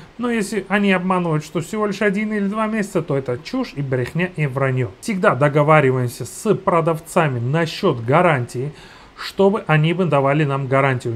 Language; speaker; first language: Russian; non-native, fluent; Georgian